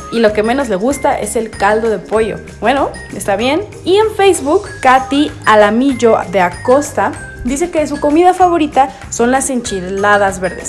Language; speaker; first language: Spanish; native; Spanish